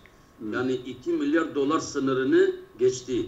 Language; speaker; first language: Turkish; non-native, local second language; Kurdish